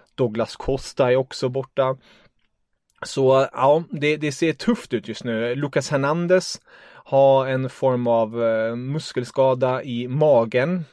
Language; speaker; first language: Swedish; non-native, fluent; German